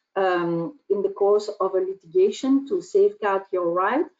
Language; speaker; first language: English; non-native, fluent; French